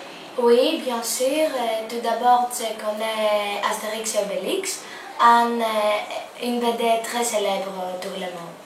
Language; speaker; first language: French; non-native, learner; Greek